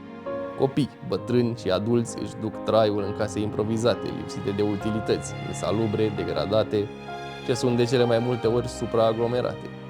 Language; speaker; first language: Romanian; native; Romanian